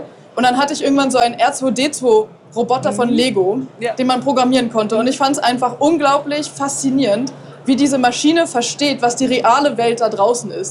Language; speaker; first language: German; native; German